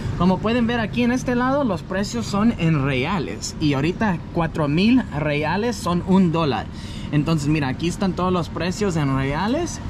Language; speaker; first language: Spanish; early bilingual, heritage; Spanish